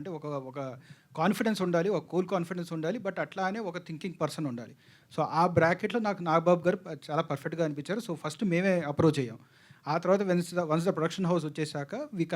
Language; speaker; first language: Telugu; native; Telugu